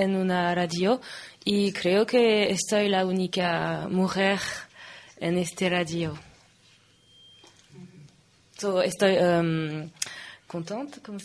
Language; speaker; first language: Spanish; non-native, learner; French